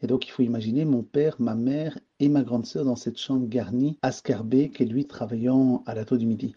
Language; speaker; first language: French; early bilingual, other home language; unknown